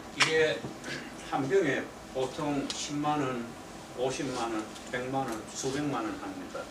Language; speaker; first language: Korean; native; Korean